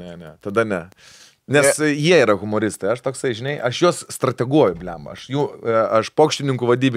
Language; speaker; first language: Lithuanian; native; Lithuanian